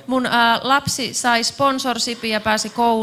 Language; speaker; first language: Finnish; native; Finnish